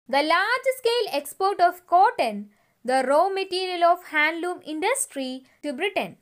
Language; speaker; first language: English; non-native, local second language; Malayalam